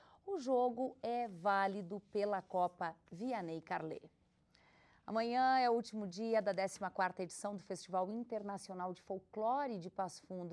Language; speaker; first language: Portuguese; native; Portuguese